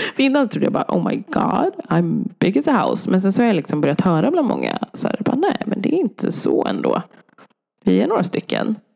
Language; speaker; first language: Swedish; early bilingual, other home language; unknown